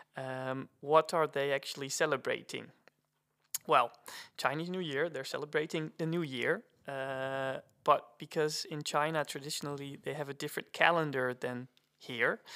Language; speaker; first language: English; non-native, fluent; Dutch